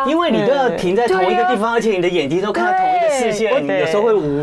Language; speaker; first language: Chinese; native; Chinese